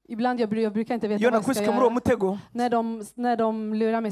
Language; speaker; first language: Swedish; early bilingual, other home language; Kinyarwanda